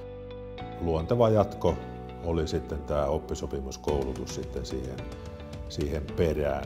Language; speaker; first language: Finnish; native; Finnish